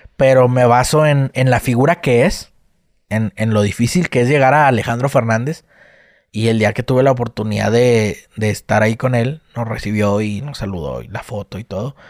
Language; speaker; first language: Spanish; native; Spanish